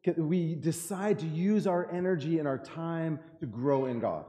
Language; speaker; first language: English; native; English